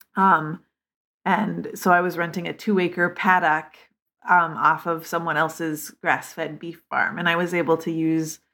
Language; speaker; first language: English; native; English